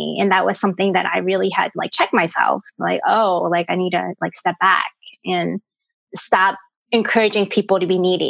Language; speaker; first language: English; early bilingual, other home language; Cantonese